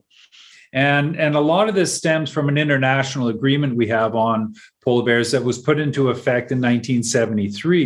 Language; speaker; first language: English; native; English